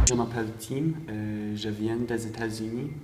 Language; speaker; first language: French; non-native, fluent; English